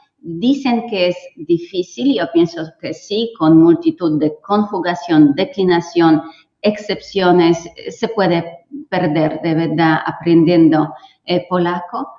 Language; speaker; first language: Spanish; non-native, fluent; Polish